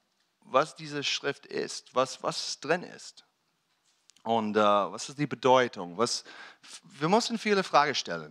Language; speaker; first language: German; non-native, learner; English